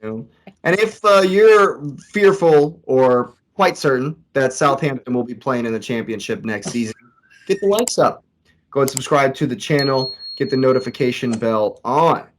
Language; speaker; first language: English; native; English